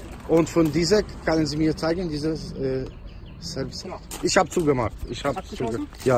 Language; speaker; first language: German; non-native, learner; Polish